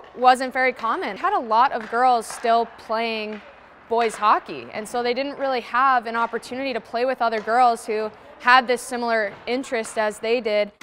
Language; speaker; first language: English; native; English